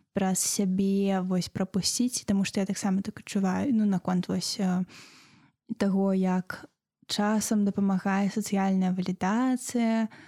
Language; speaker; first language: Belarusian; native; Belarusian